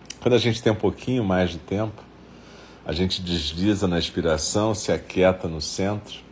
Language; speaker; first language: Portuguese; native; Portuguese